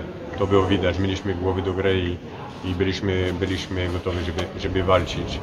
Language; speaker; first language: Polish; non-native, fluent; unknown